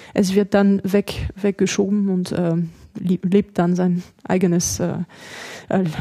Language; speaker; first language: German; non-native, fluent; French